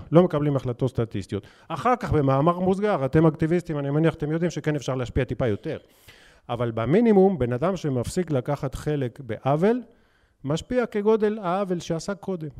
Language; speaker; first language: Hebrew; native; Hebrew